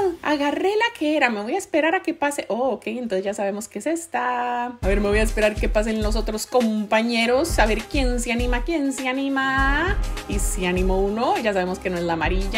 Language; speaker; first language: Spanish; native; Spanish